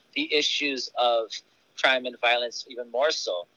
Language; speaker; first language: English; native; English